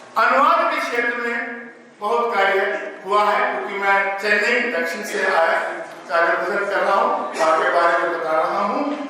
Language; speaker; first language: Hindi; non-native, local second language; Tamil